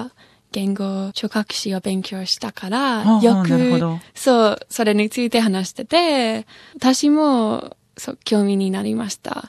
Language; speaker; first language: Japanese; non-native, fluent; English